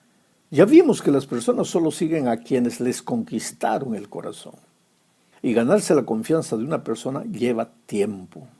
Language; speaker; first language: Spanish; native; Spanish